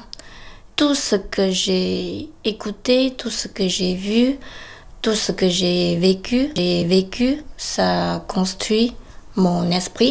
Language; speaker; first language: French; non-native, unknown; Chinese